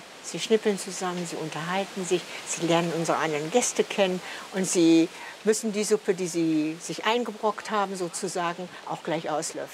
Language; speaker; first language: German; native; German